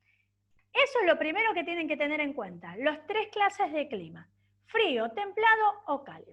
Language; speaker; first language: Spanish; native; Spanish